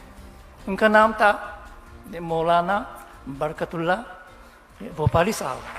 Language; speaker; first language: Hindi; non-native, fluent; Japanese